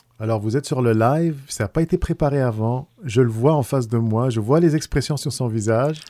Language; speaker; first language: French; non-native, local second language; Arabic